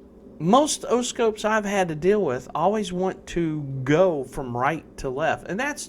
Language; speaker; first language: English; native; English